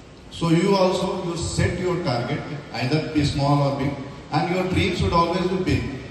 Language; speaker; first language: English; non-native, local second language; Hindi